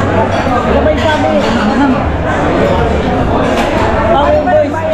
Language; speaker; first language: Filipino; native; Filipino